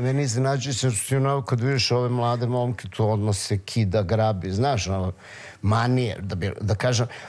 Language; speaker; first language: Serbian; early bilingual, heritage; Serbian